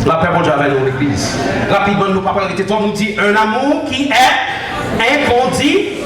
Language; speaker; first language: French; non-native, learner; Haitian Creole